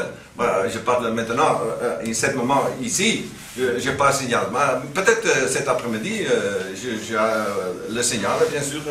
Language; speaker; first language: French; non-native, learner; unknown